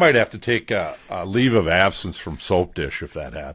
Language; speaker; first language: English; native; English